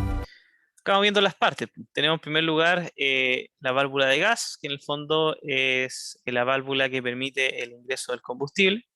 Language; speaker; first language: Spanish; native; Spanish